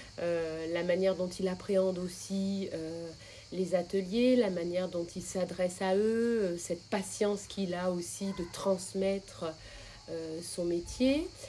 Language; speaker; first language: French; native; French